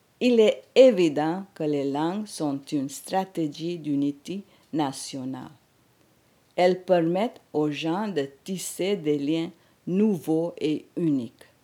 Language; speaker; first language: French; non-native, fluent; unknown